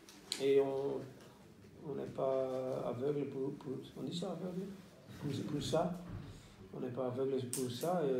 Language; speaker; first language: French; non-native, local second language; Dutch